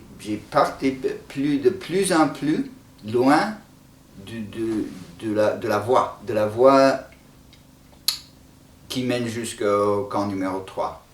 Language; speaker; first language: French; non-native, fluent; English